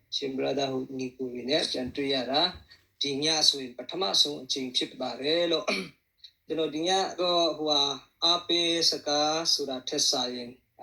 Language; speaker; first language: Burmese; non-native, local second language; Hakha Chin